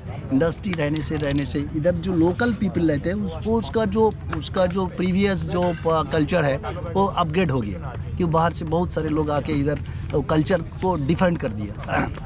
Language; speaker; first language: Hindi; non-native, local second language; Bangla